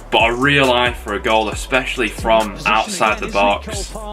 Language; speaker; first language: English; native; English